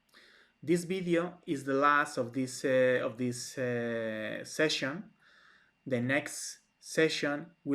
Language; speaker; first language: English; non-native, fluent; Spanish